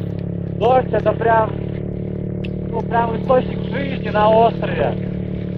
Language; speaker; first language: Russian; native; Russian